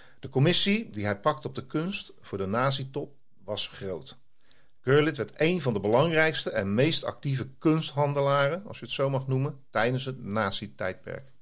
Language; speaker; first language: Dutch; native; Dutch